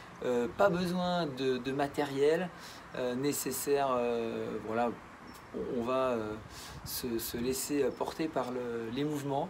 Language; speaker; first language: French; native; French